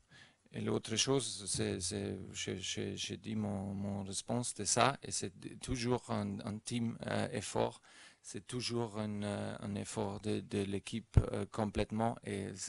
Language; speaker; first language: French; non-native, learner; German